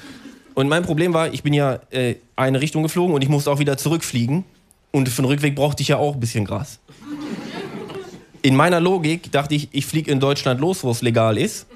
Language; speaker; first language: German; native; German